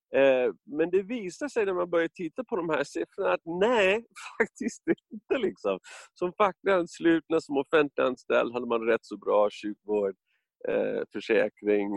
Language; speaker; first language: Swedish; non-native, fluent; English